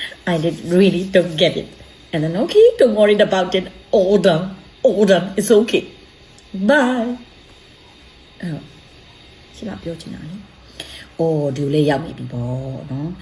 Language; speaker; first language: English; non-native, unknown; Burmese